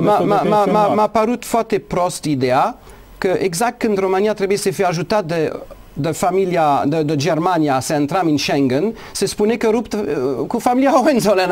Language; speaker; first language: Romanian; non-native, learner; English